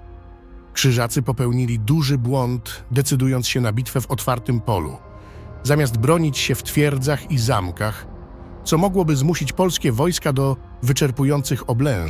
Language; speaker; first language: Polish; native; Polish